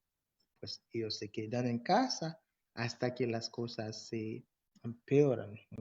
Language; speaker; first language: Spanish; non-native, fluent; English